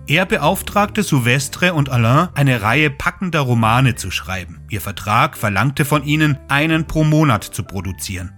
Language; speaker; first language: German; native; German